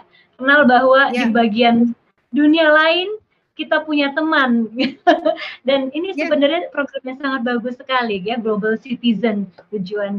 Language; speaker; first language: Indonesian; native; Indonesian